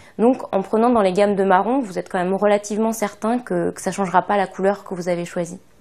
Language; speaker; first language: French; native; French